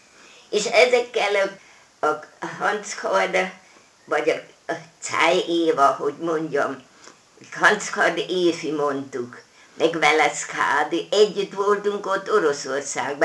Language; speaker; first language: Hungarian; non-native, local second language; German